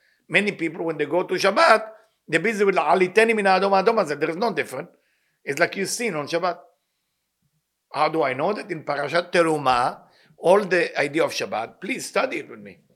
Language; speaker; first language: English; non-native, fluent; Hebrew